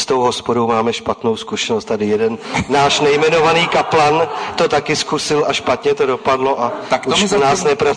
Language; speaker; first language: Czech; native; Czech